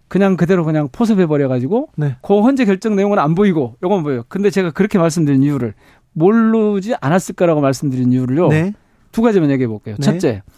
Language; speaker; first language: Korean; native; Korean